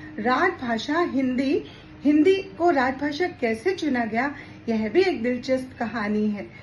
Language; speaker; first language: Hindi; native; Hindi